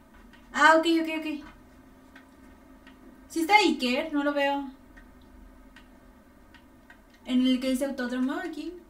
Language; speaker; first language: Spanish; native; Spanish